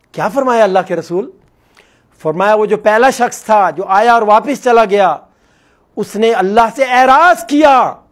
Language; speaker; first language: Urdu; non-native, local second language; Northern Hindko